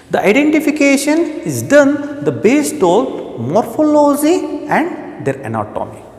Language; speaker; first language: English; non-native, local second language; Kannada